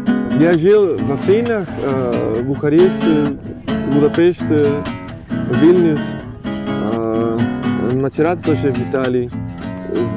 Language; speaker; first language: Russian; non-native, learner; Spanish